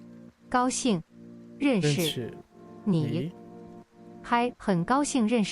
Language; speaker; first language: Chinese; non-native, learner; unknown